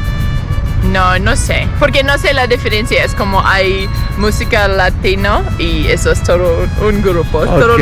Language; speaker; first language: Spanish; non-native, learner; English